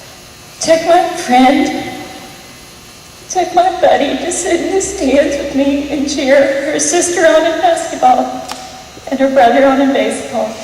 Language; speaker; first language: English; native; English